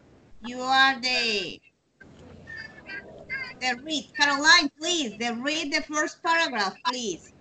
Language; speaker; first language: English; non-native, learner; Spanish